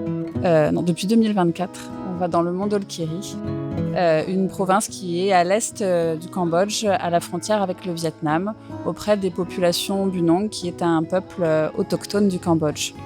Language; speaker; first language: French; native; French